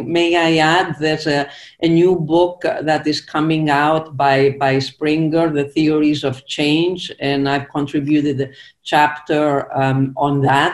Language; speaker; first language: English; non-native, fluent; Greek